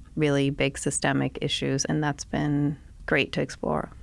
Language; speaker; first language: English; non-native, fluent; Danish